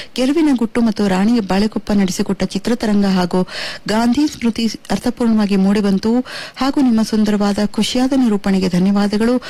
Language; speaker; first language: Kannada; native; Kannada